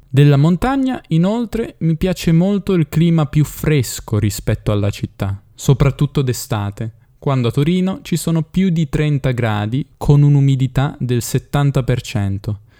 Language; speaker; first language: Italian; native; Italian